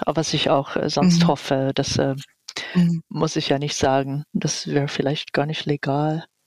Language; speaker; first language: German; non-native, fluent; English